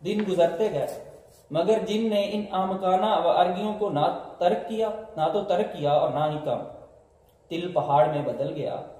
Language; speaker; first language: Urdu; non-native, local second language; Punjabi